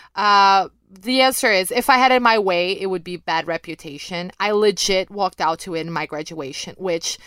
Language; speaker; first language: English; non-native, fluent; Portuguese